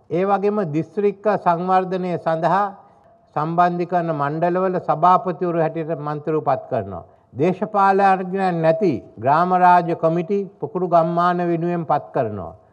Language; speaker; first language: Sinhala; native; Sinhala